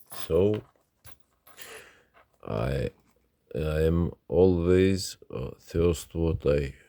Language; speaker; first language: English; non-native, learner; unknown